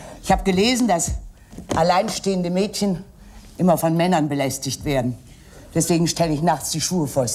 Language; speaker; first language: German; native; German